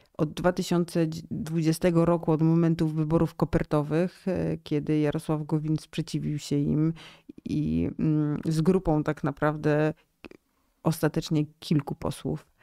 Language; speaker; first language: Polish; native; Polish